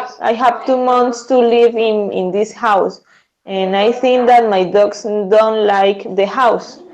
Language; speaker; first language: English; non-native, learner; Spanish